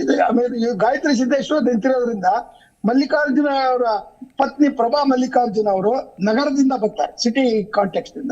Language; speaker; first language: Kannada; native; Kannada